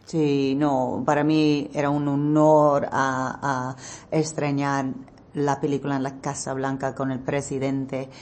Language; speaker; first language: Spanish; non-native, learner; English